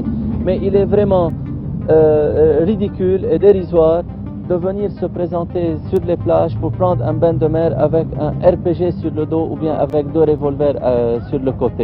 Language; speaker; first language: French; non-native, local second language; Arabic